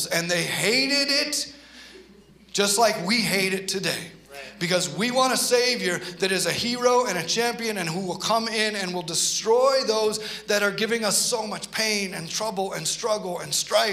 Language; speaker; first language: English; native; English